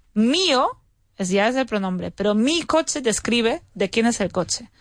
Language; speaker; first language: Spanish; non-native, fluent; English